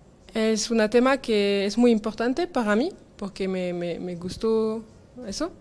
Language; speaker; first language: Spanish; non-native, learner; French